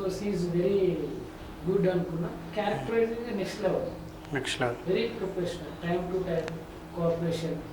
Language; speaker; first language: Telugu; native; Telugu